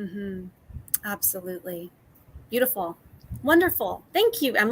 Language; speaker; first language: English; native; English